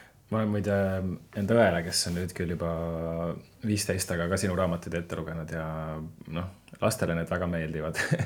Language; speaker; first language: Estonian; native; Estonian